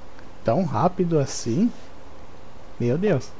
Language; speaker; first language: Portuguese; native; Portuguese